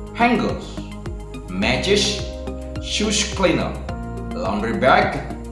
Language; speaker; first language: English; non-native, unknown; Indonesian